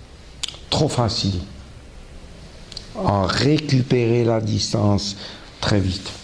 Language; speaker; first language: French; non-native, local second language; German